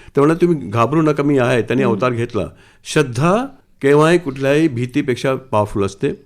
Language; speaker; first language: Marathi; non-native, local second language; Sindhi